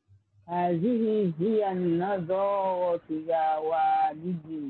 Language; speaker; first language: Arabic; non-native, learner; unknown